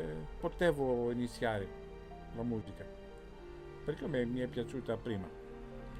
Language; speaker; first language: Italian; non-native, fluent; Greek